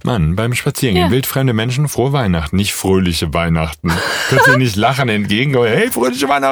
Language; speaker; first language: German; native; German